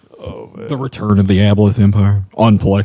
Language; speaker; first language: English; native; English